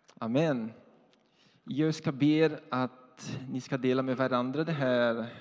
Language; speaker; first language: Swedish; non-native, fluent; Portuguese